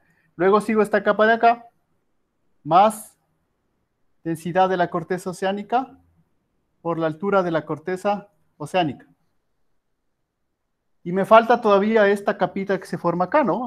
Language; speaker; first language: Spanish; native; Spanish